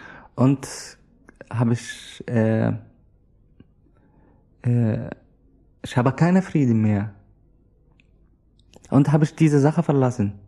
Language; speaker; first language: German; non-native, learner; Arabic